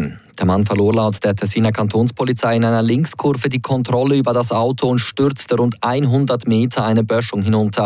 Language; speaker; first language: German; native; German